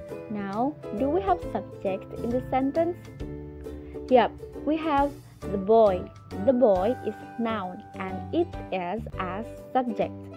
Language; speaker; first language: English; non-native, fluent; Indonesian